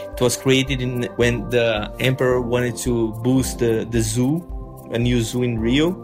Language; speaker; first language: English; non-native, fluent; Portuguese